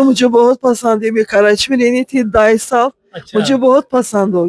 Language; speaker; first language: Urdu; non-native, learner; Azerbaijani